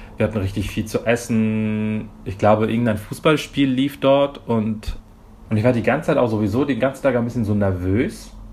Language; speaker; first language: German; early bilingual, other home language; Persian